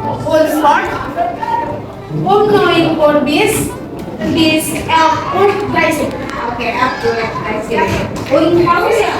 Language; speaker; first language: German; non-native, learner; Indonesian